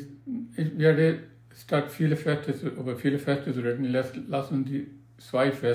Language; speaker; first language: German; non-native, learner; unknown